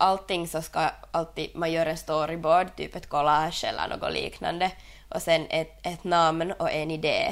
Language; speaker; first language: Swedish; non-native, local second language; Finnish